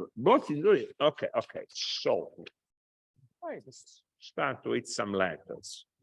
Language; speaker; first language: English; non-native, fluent; Italian